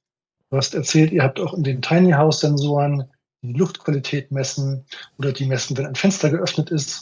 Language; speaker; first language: German; native; German